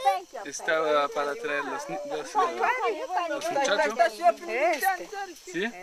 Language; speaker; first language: Spanish; non-native, learner; French